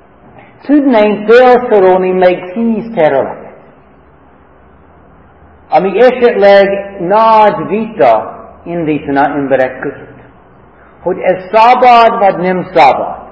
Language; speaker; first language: Hungarian; non-native, fluent; English